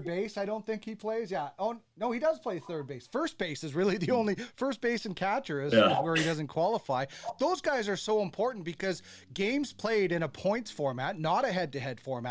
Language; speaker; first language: English; native; English